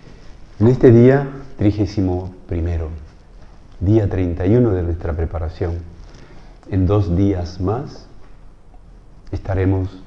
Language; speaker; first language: Spanish; native; Spanish